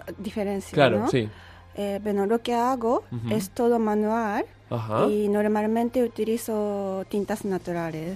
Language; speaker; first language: Spanish; non-native, learner; Japanese